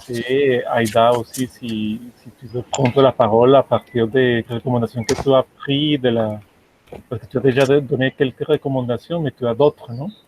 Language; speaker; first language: French; non-native, fluent; Spanish